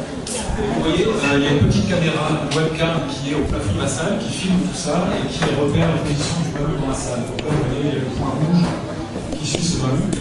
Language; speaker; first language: French; native; French